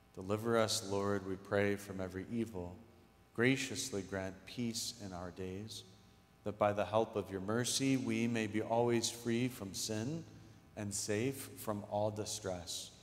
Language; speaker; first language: English; native; English